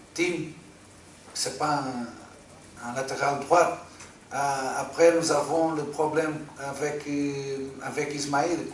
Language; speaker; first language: French; non-native, fluent; Portuguese